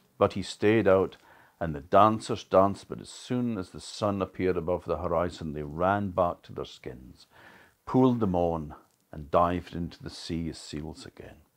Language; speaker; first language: English; native; English